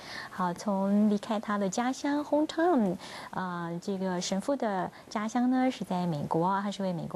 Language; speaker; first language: Chinese; native; Chinese